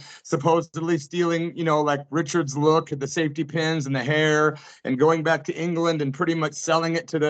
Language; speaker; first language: English; native; English